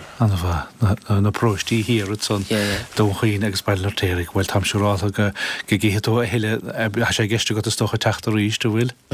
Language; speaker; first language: Irish; native; Irish